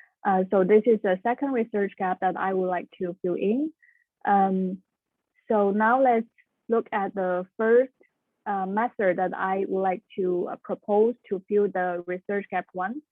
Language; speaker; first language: English; non-native, fluent; Chinese